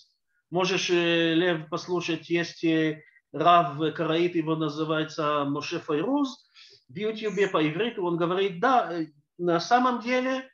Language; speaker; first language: Russian; early bilingual, heritage; Russian